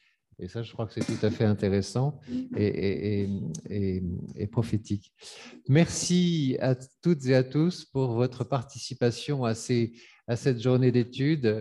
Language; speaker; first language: French; native; French